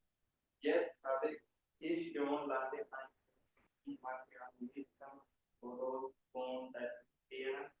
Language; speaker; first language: German; non-native, learner; Hindi